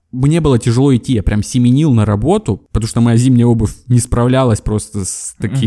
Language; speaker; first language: Russian; native; Russian